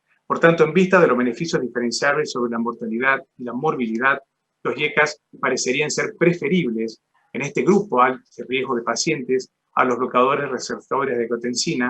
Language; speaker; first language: Spanish; native; Spanish